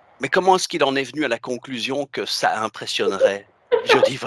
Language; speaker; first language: French; native; French